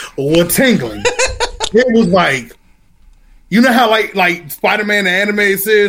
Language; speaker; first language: English; native; English